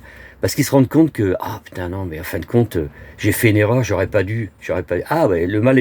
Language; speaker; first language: French; native; French